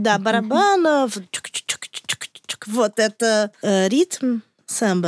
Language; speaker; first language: Russian; non-native, learner; Portuguese